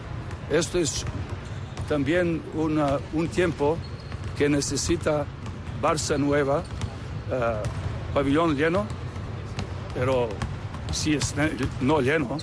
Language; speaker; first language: Spanish; non-native, learner; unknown